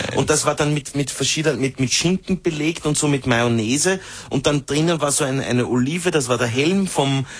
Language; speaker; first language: German; native; German